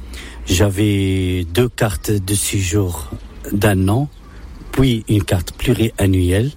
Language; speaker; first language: French; non-native, local second language; Arabic